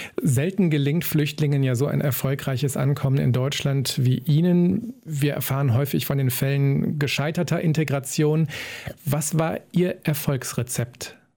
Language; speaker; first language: German; native; German